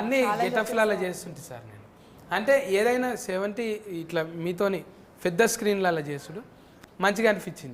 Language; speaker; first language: Telugu; native; Telugu